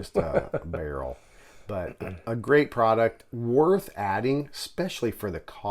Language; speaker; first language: English; native; English